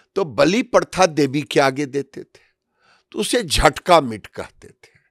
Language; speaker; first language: Hindi; native; Hindi